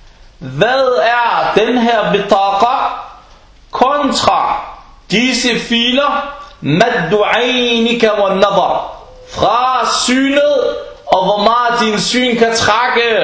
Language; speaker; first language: Danish; non-native, local second language; Arabic